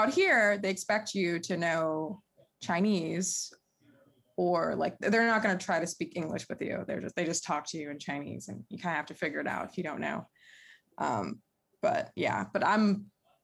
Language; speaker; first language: English; native; English